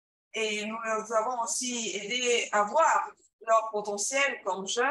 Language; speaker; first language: French; non-native, learner; English